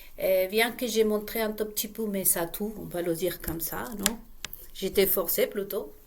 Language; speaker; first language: French; non-native, fluent; Spanish